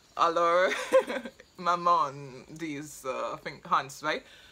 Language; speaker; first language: English; native; English